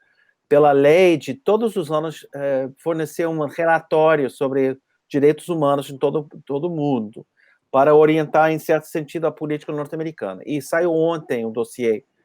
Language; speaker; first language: Portuguese; non-native, fluent; English